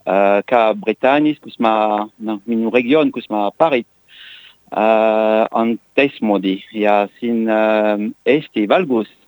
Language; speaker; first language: Estonian; non-native, learner; French